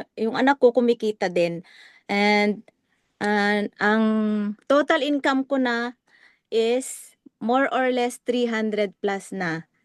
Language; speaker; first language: Filipino; non-native, local second language; Iloko